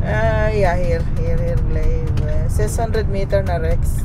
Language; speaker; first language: Dutch; non-native, learner; Filipino